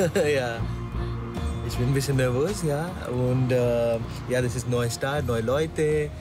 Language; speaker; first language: German; non-native, learner; Malayalam